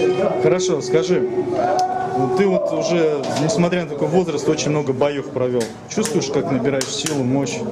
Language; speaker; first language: Russian; native; Russian